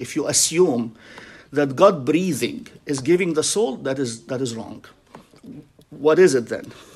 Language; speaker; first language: English; non-native, fluent; Arabic